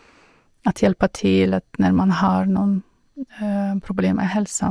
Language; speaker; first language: Swedish; non-native, learner; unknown